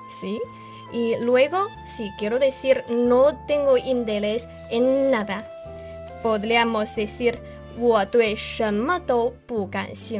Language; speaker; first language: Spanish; non-native, fluent; Chinese